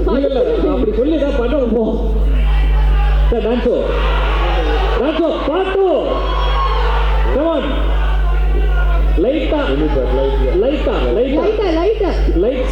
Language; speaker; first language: Tamil; native; Tamil